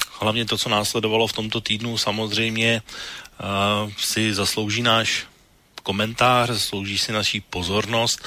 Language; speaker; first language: Czech; native; Czech